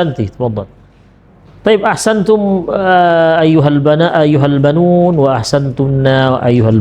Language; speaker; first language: Arabic; non-native, fluent; Indonesian